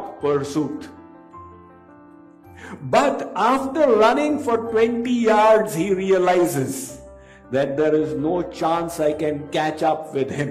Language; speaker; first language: English; non-native, local second language; Hindi